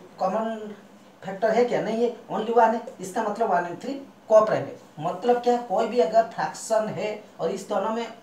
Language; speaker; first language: Hindi; non-native, local second language; Bangla